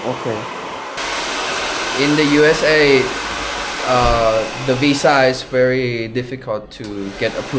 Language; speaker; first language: English; non-native, learner; Thai